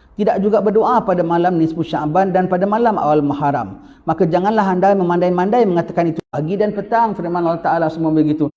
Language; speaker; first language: Malay; native; Malay